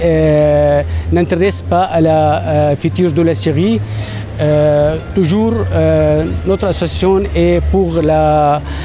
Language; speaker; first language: French; non-native, learner; Arabic